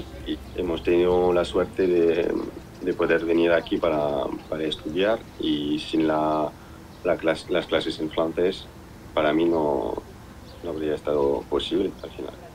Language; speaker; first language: Spanish; non-native, fluent; French